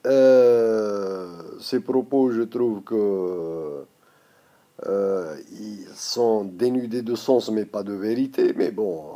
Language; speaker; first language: French; non-native, local second language; Arabic